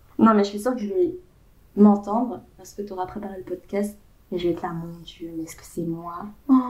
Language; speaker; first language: French; native; French